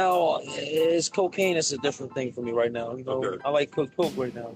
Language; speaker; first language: English; native; English